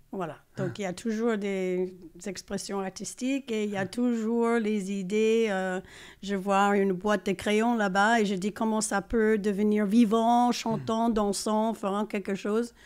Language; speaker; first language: French; non-native, fluent; English